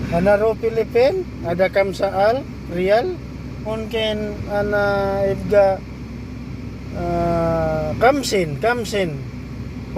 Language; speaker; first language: Arabic; non-native, learner; Filipino